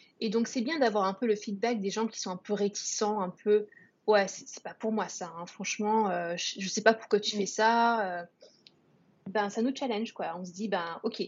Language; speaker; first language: French; native; French